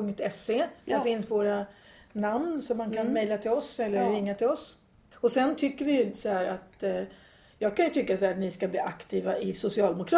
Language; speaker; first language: Swedish; native; Swedish